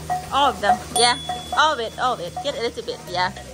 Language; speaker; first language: English; non-native, learner; Vietnamese